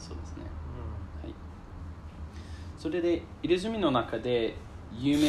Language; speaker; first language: Japanese; non-native, learner; English